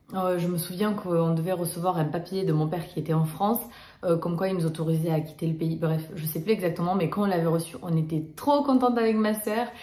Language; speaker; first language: French; early bilingual, other home language; Romanian